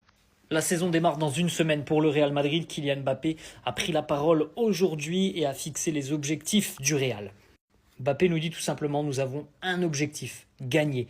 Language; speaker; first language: French; native; French